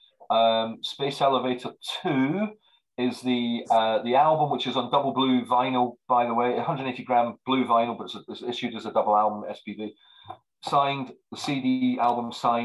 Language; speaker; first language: English; native; English